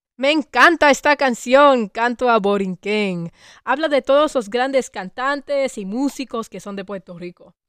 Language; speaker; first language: Spanish; non-native, learner; English